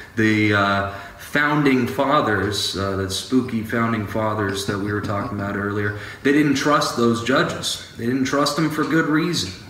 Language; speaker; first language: English; native; English